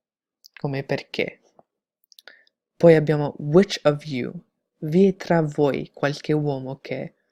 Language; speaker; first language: Italian; non-native, fluent; English